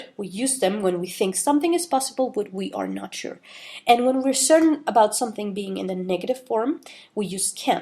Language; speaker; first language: English; non-native, fluent; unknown